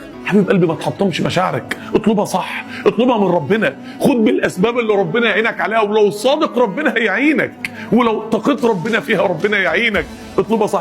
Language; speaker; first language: Arabic; native; Arabic